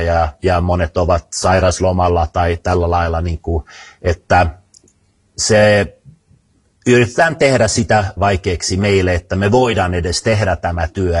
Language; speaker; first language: Finnish; non-native, fluent; Swedish